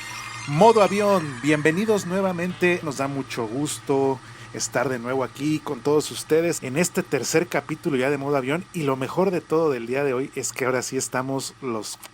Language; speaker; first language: Spanish; native; Spanish